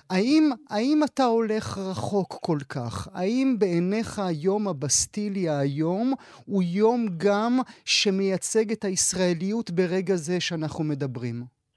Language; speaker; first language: Hebrew; native; Hebrew